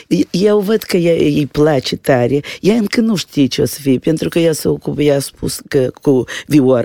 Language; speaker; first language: Romanian; non-native, local second language; Russian